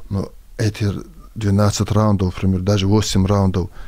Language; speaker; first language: Russian; non-native, local second language; Avaric